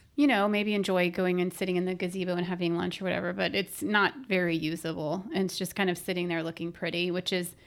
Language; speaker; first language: English; native; English